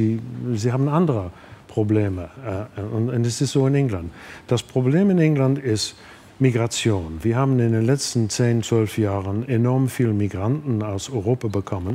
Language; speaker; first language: German; non-native, fluent; English